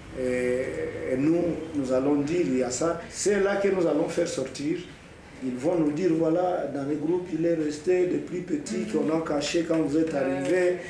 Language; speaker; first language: French; non-native, local second language; Swahili